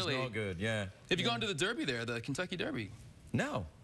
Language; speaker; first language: English; native; English